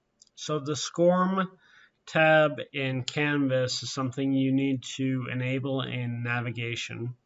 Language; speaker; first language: English; native; English